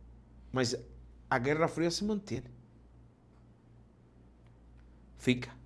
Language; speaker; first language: Portuguese; non-native, fluent; Spanish